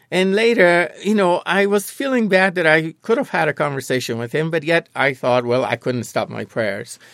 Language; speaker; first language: English; non-native, fluent; Persian